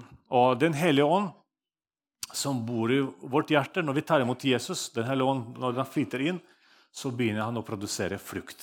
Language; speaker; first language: Norwegian; non-native, fluent; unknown